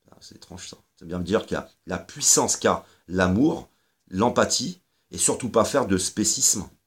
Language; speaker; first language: French; native; French